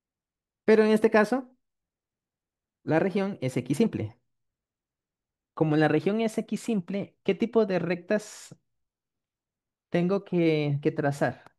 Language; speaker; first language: Spanish; native; Spanish